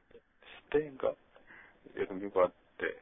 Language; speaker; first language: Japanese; non-native, learner; Korean